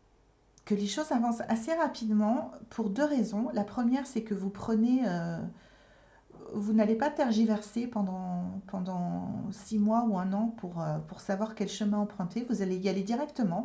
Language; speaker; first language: French; native; French